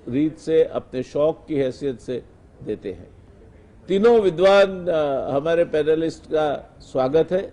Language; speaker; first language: Hindi; non-native, local second language; Gujarati